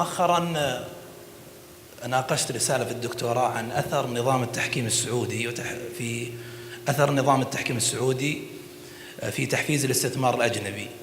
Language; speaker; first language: Arabic; native; Arabic